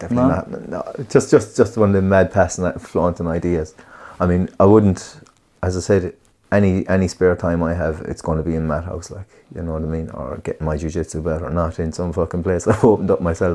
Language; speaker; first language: English; native; English